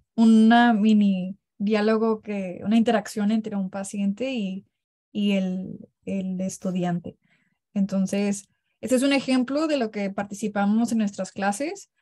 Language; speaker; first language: Spanish; early bilingual, heritage; Spanish